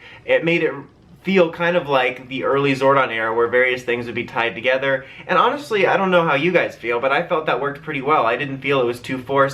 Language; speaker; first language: English; native; English